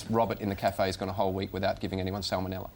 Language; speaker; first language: English; native; English